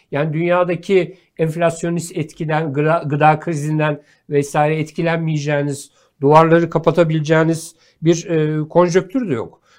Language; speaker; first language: Turkish; native; Turkish